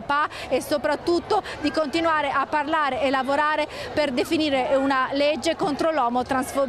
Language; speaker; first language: Italian; native; Italian